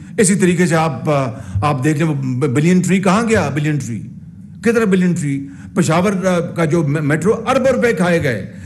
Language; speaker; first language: Urdu; non-native, local second language; Punjabi